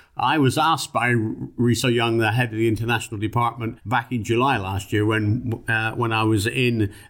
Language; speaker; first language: English; native; English